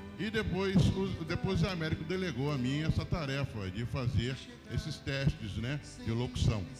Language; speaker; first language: Portuguese; native; Portuguese